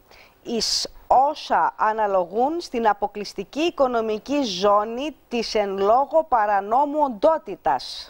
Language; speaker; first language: Greek; native; Greek